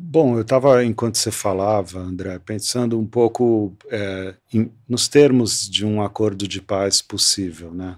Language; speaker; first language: Portuguese; early bilingual, other home language; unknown